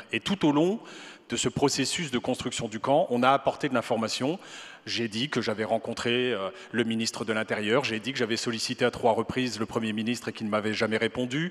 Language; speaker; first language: French; native; French